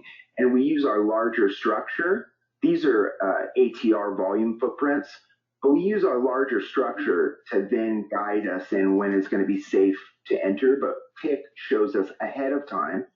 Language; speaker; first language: English; native; English